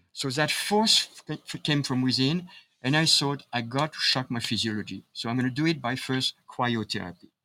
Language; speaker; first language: English; non-native, fluent; French